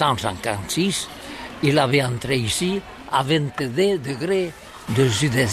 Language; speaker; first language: French; non-native, learner; Catalan